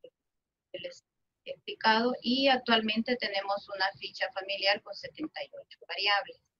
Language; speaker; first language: Spanish; native; Spanish